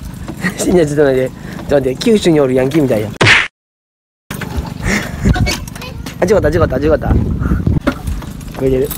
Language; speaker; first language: Japanese; native; Japanese